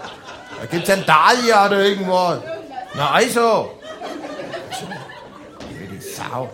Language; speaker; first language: German; native; German